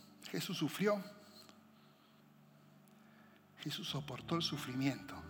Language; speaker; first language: Spanish; native; Spanish